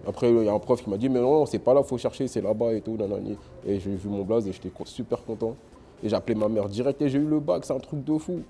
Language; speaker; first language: French; native; French